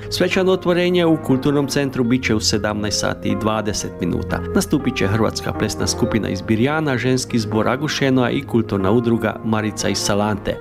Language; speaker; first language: Croatian; early bilingual, heritage; Croatian